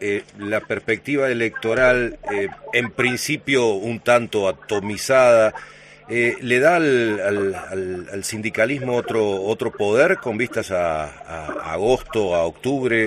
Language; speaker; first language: Spanish; native; Spanish